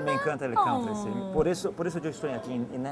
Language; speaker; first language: Spanish; non-native, learner; Portuguese